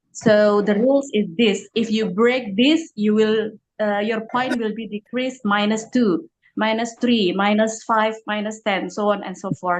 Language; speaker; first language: English; non-native, fluent; Indonesian